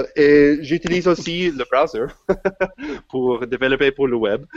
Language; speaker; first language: French; non-native, fluent; English